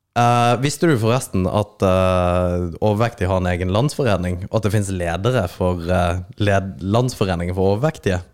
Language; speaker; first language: Norwegian; native; Norwegian